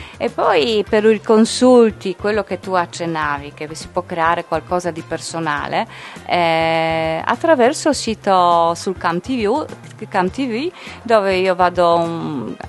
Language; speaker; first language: Italian; non-native, fluent; Polish